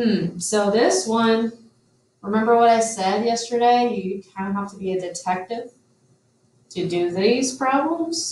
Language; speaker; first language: English; native; English